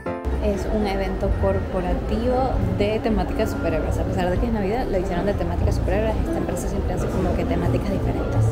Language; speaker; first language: Spanish; native; Spanish